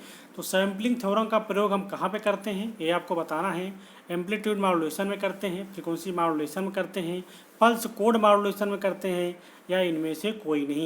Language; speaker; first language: Hindi; native; Hindi